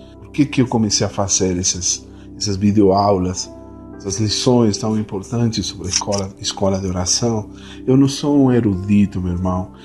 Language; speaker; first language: Portuguese; non-native, fluent; Spanish